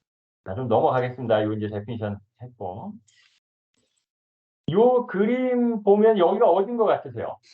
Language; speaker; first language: Korean; native; Korean